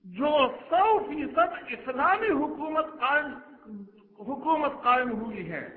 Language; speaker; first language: Urdu; non-native, local second language; Pashto